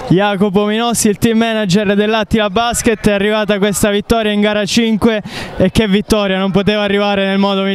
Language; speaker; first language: Italian; native; Italian